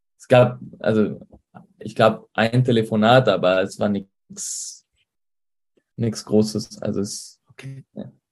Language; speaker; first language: German; early bilingual, heritage; Spanish